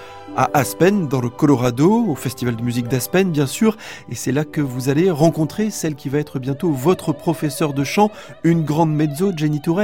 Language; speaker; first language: French; native; French